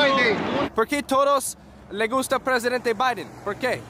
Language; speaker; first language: Spanish; non-native, learner; English